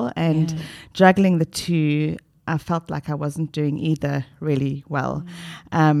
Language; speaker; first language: English; native; English